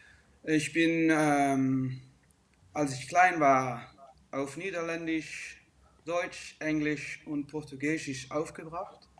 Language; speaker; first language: German; early bilingual, heritage; Dutch